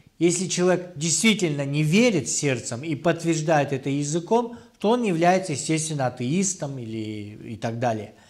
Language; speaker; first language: Russian; non-native, local second language; Kyrgyz